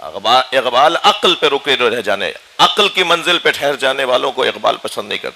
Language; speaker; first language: Urdu; native; Urdu